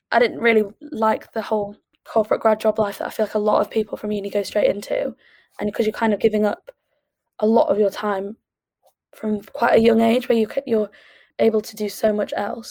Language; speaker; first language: English; native; English